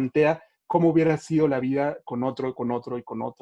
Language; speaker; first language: Spanish; native; Spanish